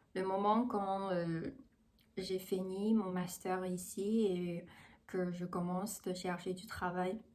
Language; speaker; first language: French; non-native, fluent; Chinese